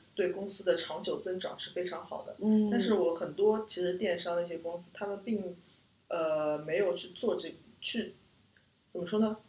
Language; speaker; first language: Chinese; native; Chinese